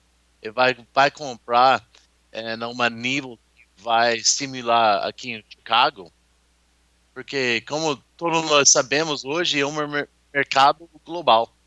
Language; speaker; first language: Portuguese; non-native, learner; English